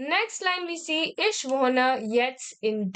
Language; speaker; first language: German; non-native, learner; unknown